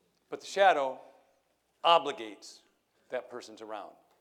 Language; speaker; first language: English; native; English